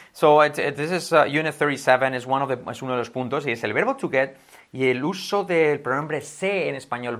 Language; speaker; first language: Spanish; native; Spanish